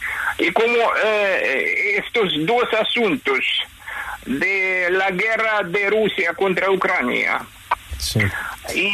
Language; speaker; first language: Spanish; non-native, fluent; Ukrainian